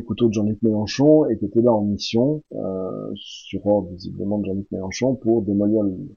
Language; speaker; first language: French; native; French